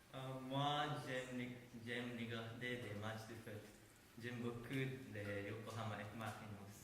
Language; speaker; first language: French; non-native, learner; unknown